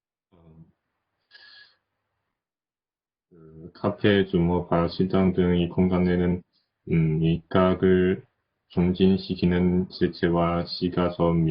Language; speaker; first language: Korean; non-native, learner; Chinese